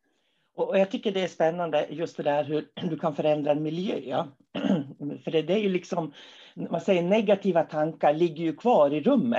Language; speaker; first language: Swedish; native; Swedish